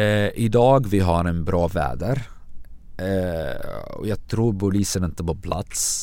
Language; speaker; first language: Swedish; non-native, fluent; Arabic